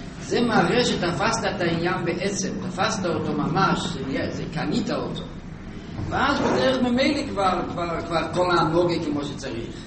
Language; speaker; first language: Hebrew; native; Hebrew